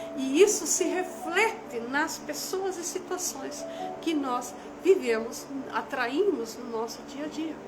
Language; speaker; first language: Portuguese; non-native, local second language; German